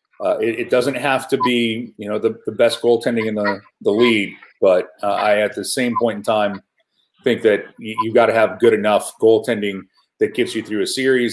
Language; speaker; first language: English; native; English